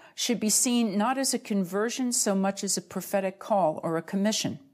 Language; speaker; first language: English; native; English